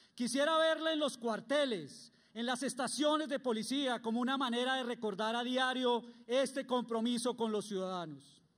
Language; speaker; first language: Spanish; native; Spanish